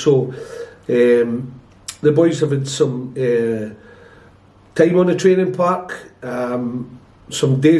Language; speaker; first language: English; native; English